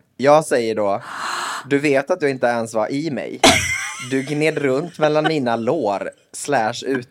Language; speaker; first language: Swedish; native; Swedish